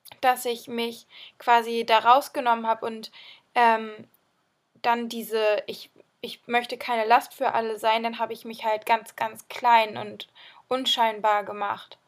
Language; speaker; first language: German; native; German